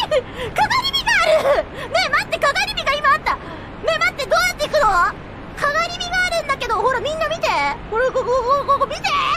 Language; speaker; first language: Japanese; native; Japanese